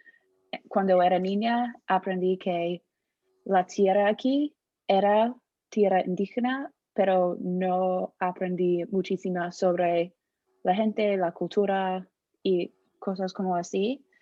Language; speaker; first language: Spanish; non-native, fluent; English